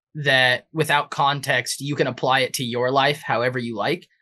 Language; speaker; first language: English; native; English